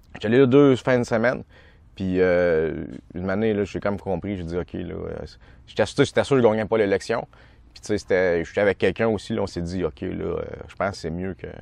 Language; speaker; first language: French; native; French